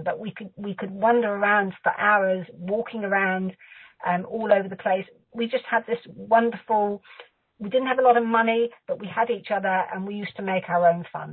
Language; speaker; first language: English; native; English